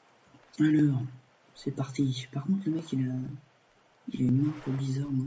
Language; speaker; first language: French; native; French